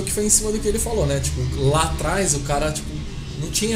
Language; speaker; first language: Portuguese; native; Portuguese